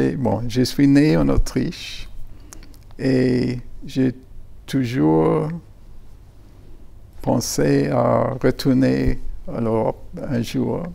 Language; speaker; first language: French; non-native, fluent; German